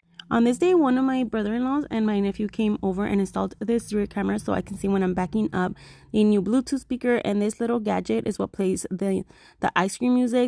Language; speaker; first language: English; early bilingual, other home language; Spanish